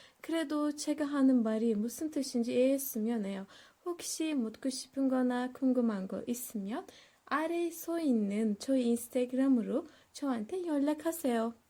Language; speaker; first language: Korean; non-native, learner; Turkish